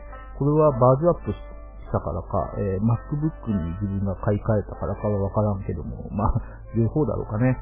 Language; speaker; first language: Japanese; native; Japanese